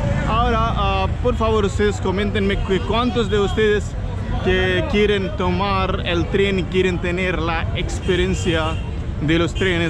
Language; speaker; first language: Spanish; non-native, learner; Hindi